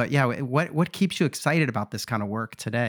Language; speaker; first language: English; native; English